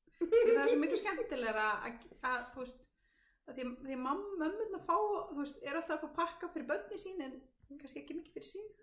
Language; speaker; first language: Icelandic; early bilingual, heritage; Icelandic